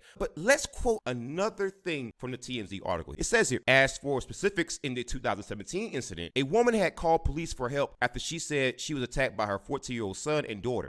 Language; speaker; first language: English; native; English